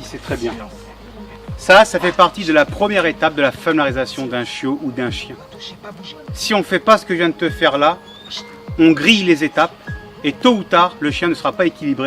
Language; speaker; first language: French; native; French